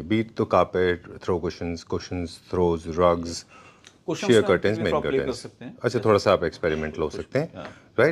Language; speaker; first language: Hindi; native; Hindi